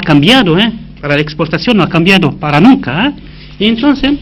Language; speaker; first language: Spanish; non-native, fluent; Arabic